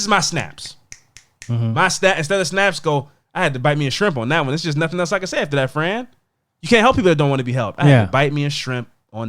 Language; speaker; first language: English; native; English